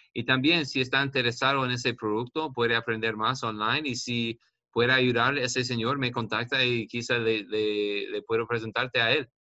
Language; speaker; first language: Spanish; non-native, learner; English